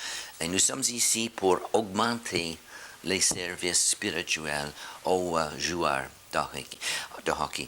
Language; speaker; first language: French; non-native, learner; English